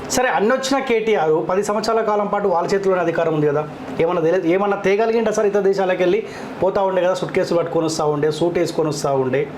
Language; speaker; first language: Telugu; native; Telugu